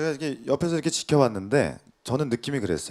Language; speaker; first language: Korean; native; Korean